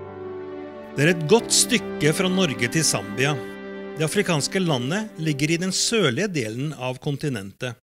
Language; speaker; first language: Norwegian; native; Norwegian